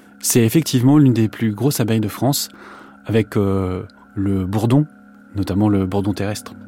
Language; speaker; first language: French; native; French